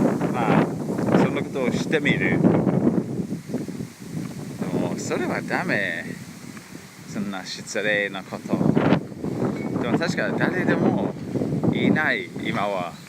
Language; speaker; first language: Japanese; non-native, fluent; English